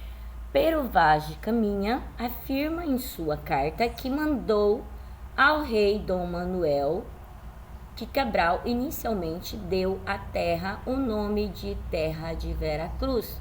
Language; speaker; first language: Portuguese; native; Portuguese